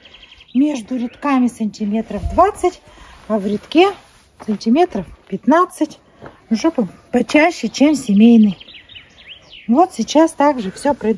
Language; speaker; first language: Russian; native; Russian